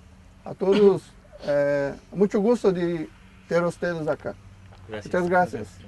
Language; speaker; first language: Spanish; non-native, fluent; Portuguese